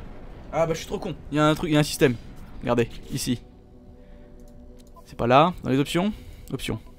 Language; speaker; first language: French; native; French